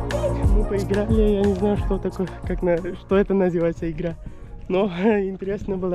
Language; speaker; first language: Russian; non-native, learner; Pashto